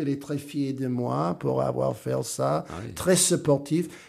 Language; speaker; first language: French; non-native, fluent; English